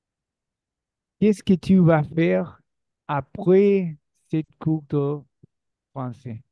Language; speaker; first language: French; non-native, learner; Spanish